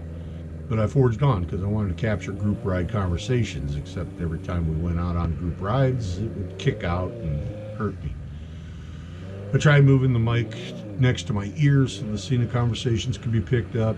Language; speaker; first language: English; native; English